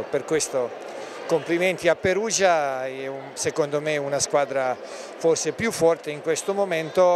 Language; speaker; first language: Italian; non-native, fluent; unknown